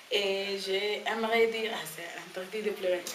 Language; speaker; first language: French; non-native, fluent; Spanish